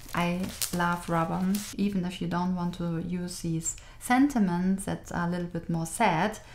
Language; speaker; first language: English; non-native, fluent; German